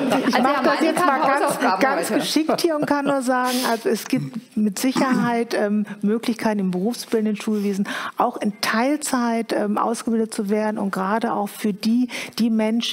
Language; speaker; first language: German; native; German